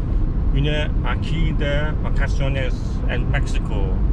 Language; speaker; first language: Spanish; non-native, learner; Turkish